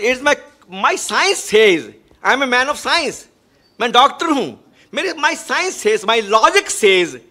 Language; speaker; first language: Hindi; non-native, local second language; Punjabi